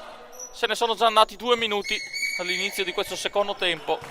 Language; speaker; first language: Italian; native; Italian